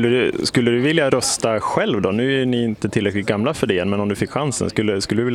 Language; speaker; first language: Swedish; native; Swedish